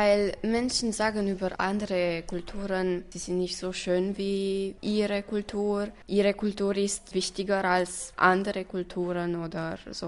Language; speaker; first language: German; non-native, local second language; Romanian